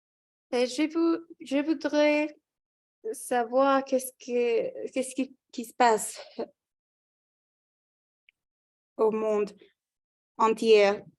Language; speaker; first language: French; non-native, fluent; Spanish